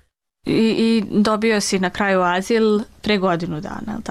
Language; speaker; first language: Serbian; native; Serbian